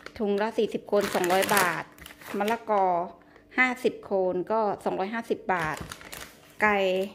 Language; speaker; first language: Thai; native; Thai